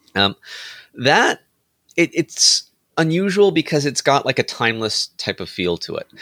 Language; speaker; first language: English; native; English